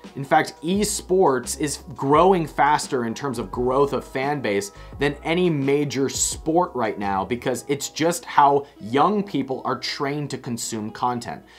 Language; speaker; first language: English; native; English